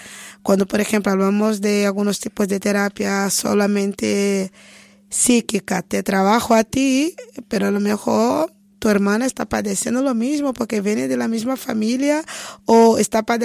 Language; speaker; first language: Spanish; non-native, fluent; Portuguese